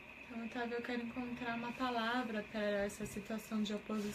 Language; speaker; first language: Portuguese; native; Portuguese